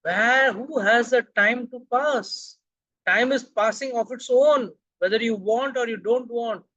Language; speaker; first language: English; non-native, local second language; Hindi